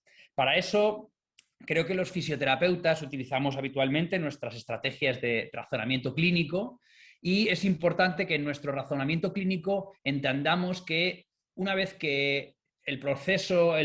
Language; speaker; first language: Spanish; native; Spanish